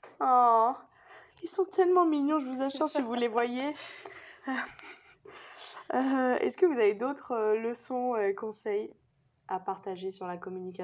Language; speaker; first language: French; native; French